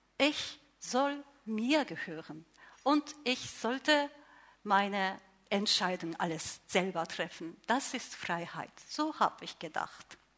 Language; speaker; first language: German; non-native, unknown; Japanese